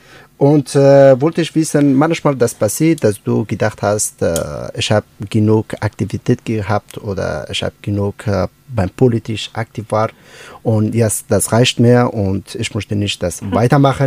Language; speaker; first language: German; non-native, learner; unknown